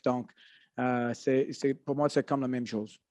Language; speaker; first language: French; non-native, learner; English